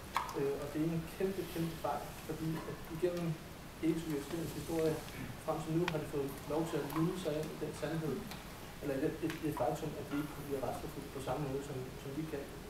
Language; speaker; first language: Danish; native; Danish